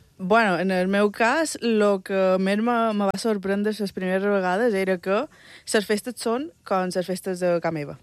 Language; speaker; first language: Catalan; early bilingual, other home language; Spanish